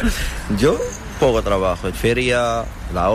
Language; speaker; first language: Spanish; non-native, learner; Arabic